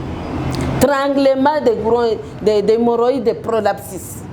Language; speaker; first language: French; non-native, local second language; Lingala